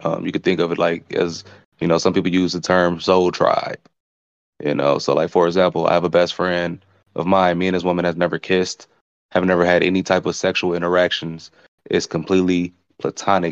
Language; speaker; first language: English; native; English